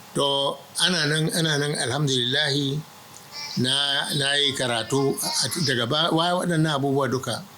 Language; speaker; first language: Hausa; non-native, local second language; Arabic